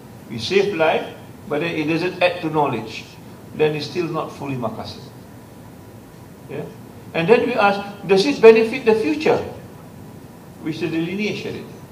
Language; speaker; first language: English; non-native, local second language; Malay